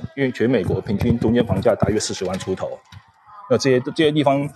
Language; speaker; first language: Chinese; native; Chinese